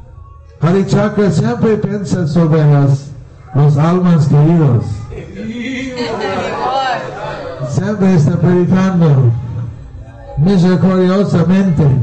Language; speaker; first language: Spanish; non-native, learner; Bangla